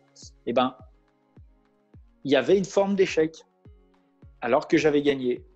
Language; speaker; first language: French; native; French